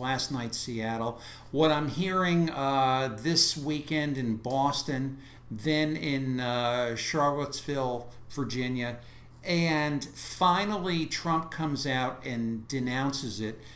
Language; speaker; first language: English; native; English